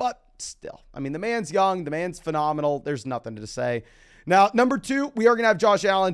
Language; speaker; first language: English; native; English